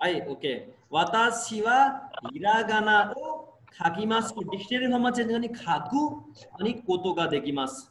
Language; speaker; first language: Japanese; non-native, fluent; Nepali